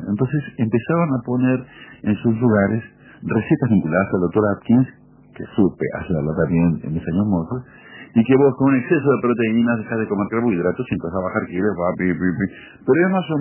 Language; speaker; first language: Spanish; native; Spanish